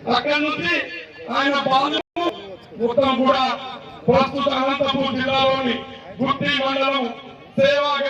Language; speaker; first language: Telugu; non-native, local second language; Lambadi